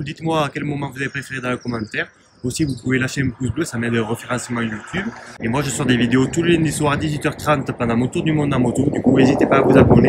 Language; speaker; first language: French; native; French